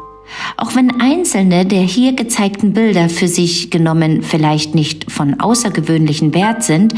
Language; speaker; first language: German; native; German